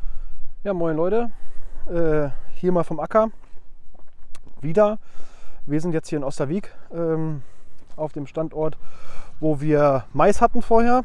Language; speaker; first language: German; native; German